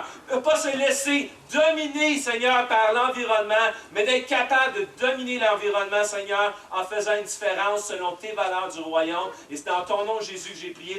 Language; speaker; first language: French; native; French